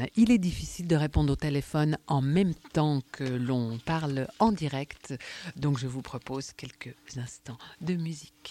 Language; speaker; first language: French; native; French